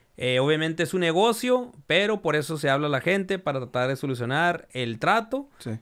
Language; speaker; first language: Spanish; early bilingual, heritage; Spanish